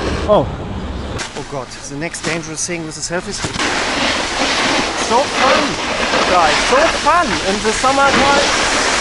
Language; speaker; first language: English; non-native, learner; German